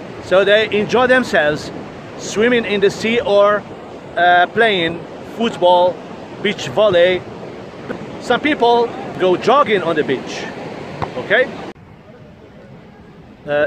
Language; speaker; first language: English; non-native, fluent; Arabic